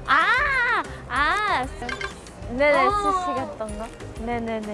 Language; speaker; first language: Korean; non-native, learner; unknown